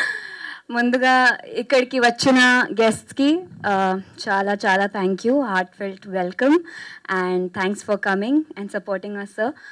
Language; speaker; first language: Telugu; non-native, fluent; Hindi